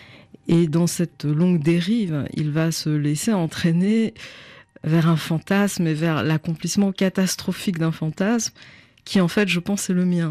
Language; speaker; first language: French; native; French